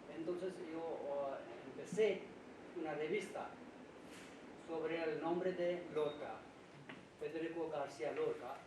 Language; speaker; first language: Spanish; non-native, fluent; Hindi